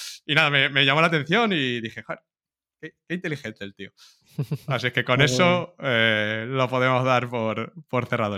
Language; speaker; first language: Spanish; native; Spanish